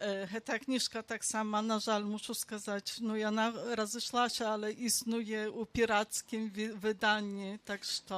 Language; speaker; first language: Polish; non-native, local second language; Belarusian